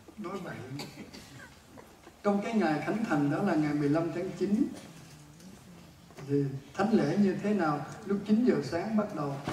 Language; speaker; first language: Vietnamese; native; Vietnamese